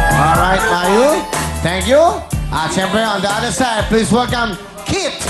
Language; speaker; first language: Filipino; native; Filipino